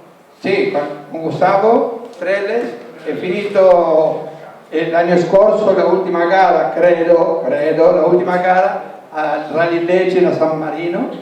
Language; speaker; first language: Italian; non-native, learner; Spanish